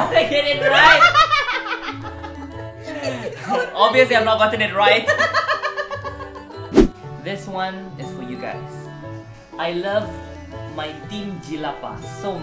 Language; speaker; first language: English; non-native, local second language; Malay